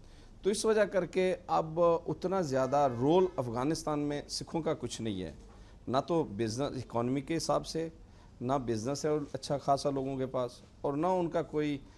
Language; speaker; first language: Hindi; non-native, fluent; Punjabi